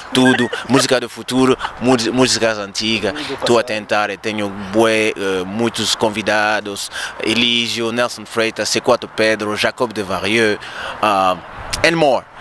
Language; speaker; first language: Portuguese; non-native, learner; French